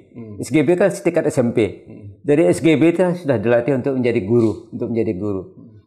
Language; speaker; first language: Indonesian; non-native, local second language; Malay